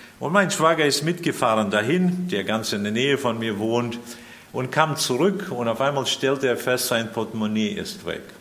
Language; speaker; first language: German; early bilingual, heritage; German